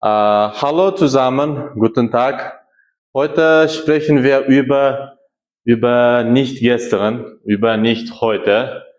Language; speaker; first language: German; non-native, fluent; Uzbek